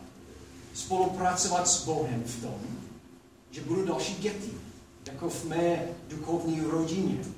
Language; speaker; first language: Czech; non-native, fluent; English